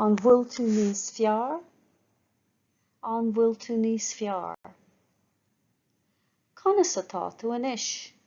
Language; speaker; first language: Irish; non-native, local second language; English